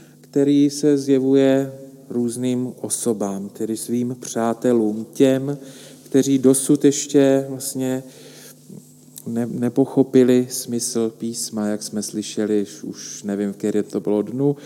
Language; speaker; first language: Czech; native; Czech